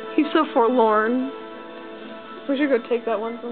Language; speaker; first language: English; native; English